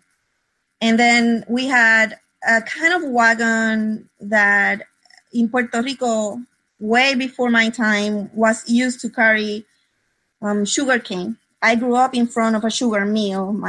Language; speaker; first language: English; non-native, fluent; Spanish